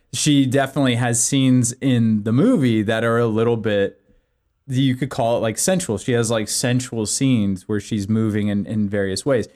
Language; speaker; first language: English; early bilingual, other home language; Korean